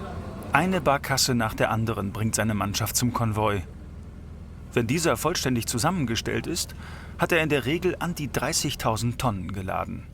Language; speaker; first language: German; native; German